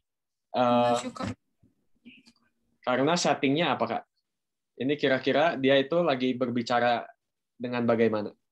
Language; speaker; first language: Indonesian; native; Indonesian